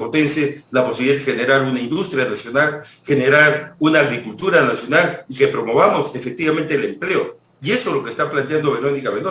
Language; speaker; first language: Spanish; native; Spanish